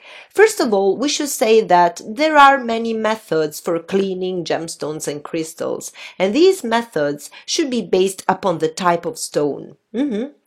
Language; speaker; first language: English; non-native, fluent; Italian